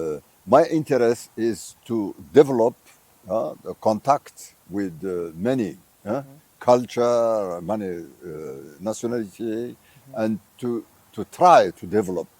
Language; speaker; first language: English; non-native, fluent; Arabic